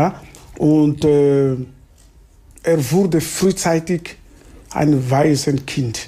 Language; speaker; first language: German; non-native, fluent; Lingala